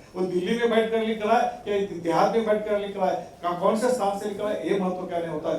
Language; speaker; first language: Hindi; non-native, local second language; Marathi